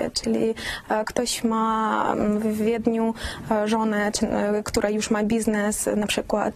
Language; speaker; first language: Polish; non-native, fluent; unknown